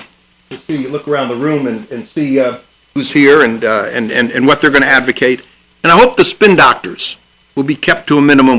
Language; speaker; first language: English; native; English